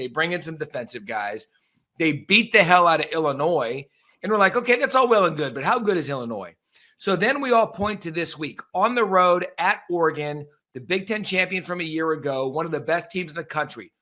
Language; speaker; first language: English; native; English